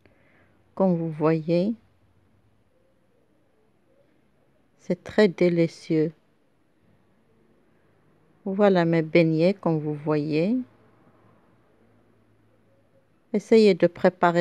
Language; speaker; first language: French; non-native, local second language; Arabic